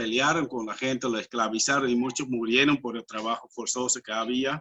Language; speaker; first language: Spanish; non-native, fluent; Dutch